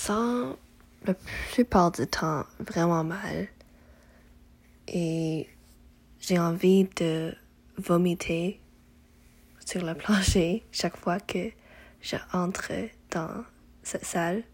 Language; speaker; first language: French; non-native, learner; English